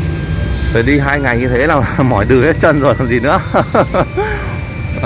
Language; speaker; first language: Vietnamese; native; Vietnamese